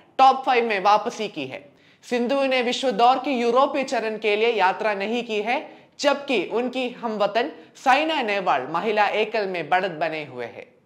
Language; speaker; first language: Hindi; non-native, local second language; Malayalam